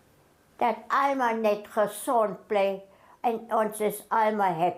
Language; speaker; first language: Afrikaans; non-native, local second language; German